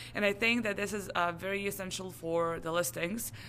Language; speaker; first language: English; non-native, fluent; Serbian